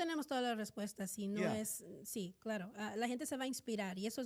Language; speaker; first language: Spanish; native; Spanish